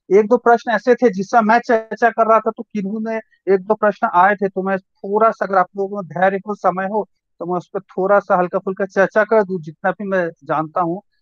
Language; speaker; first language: Hindi; native; Hindi